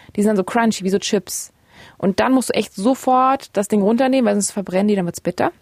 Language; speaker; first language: German; native; German